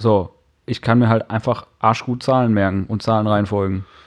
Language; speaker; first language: German; native; German